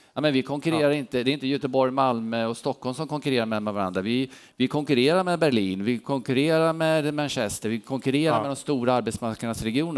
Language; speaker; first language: Swedish; native; Swedish